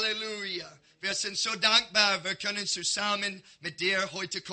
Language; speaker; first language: German; non-native, learner; English